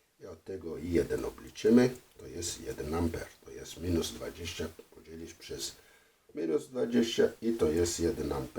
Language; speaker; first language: Polish; non-native, fluent; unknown